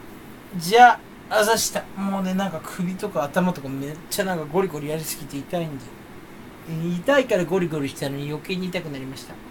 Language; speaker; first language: Japanese; native; Japanese